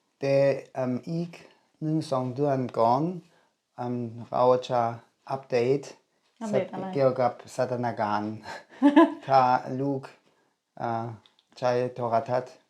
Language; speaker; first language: Thai; non-native, learner; German